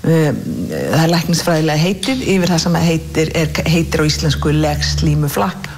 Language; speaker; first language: Icelandic; native; Icelandic